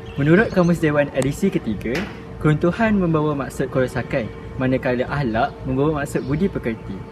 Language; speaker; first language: Malay; native; Malay